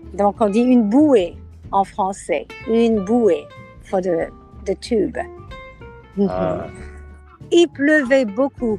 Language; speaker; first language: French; non-native, learner; English